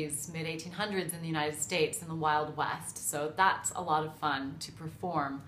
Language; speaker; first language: English; native; English